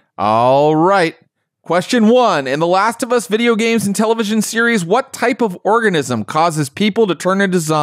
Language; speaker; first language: English; native; English